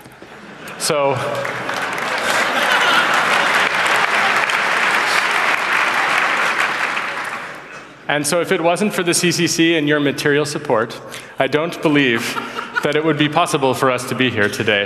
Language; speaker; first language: English; native; English